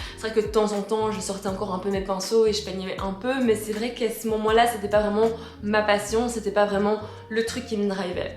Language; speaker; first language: French; native; French